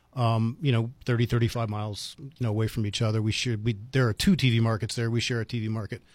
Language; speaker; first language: English; native; English